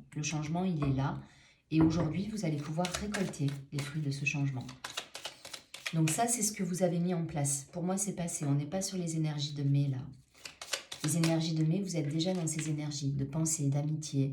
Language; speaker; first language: French; native; French